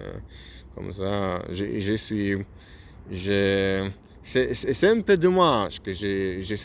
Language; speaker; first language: French; non-native, learner; Polish